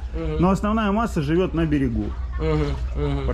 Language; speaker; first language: Russian; native; Russian